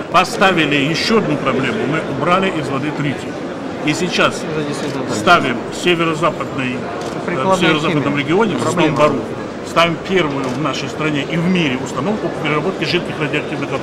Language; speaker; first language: Russian; native; Russian